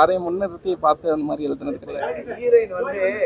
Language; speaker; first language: Tamil; native; Tamil